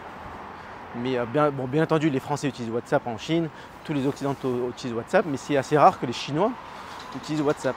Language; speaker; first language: French; native; French